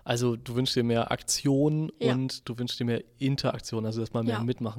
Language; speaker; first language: German; native; German